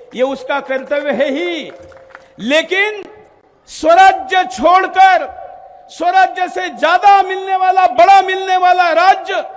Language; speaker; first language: Hindi; non-native, local second language; Marathi